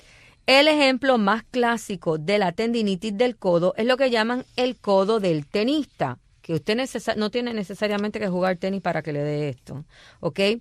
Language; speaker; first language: Spanish; native; Spanish